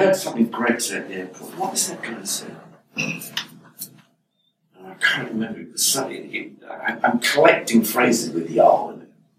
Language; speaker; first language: English; native; English